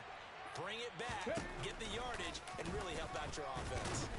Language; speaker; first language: English; native; English